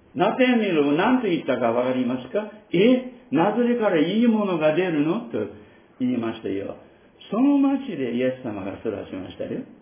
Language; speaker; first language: Japanese; non-native, fluent; English